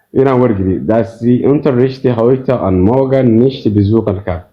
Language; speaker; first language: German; non-native, learner; Somali